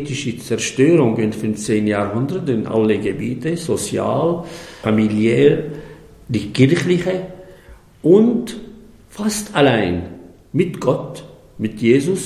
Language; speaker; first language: German; non-native, fluent; Arabic